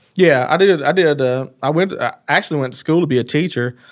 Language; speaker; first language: English; native; English